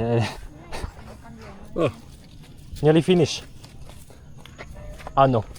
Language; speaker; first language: English; non-native, learner; French